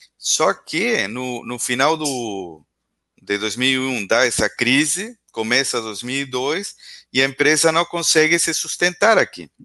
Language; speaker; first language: Portuguese; non-native, fluent; Spanish